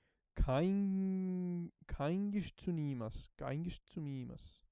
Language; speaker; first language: Japanese; non-native, learner; English